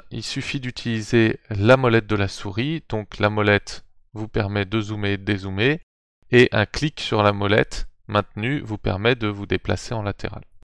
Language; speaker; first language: French; native; French